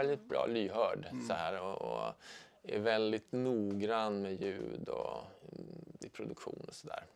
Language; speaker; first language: Swedish; native; Swedish